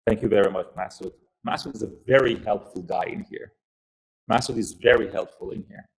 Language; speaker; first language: English; non-native, fluent; Persian